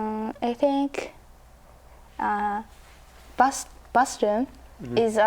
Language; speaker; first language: English; non-native, learner; Japanese